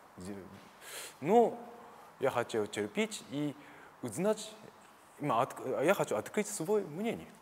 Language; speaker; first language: Russian; non-native, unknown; Japanese